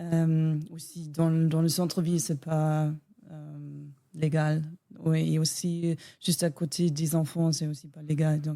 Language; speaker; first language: French; non-native, learner; German